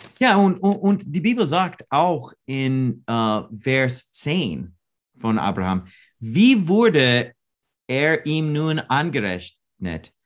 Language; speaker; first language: German; non-native, learner; English